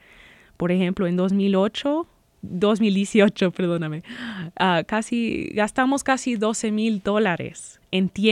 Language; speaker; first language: Spanish; early bilingual, heritage; Spanish